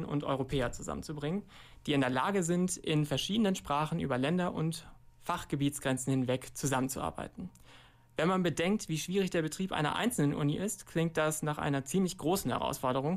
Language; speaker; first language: German; native; German